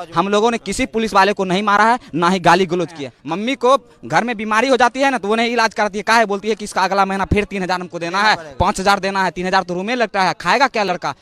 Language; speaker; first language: Hindi; native; Hindi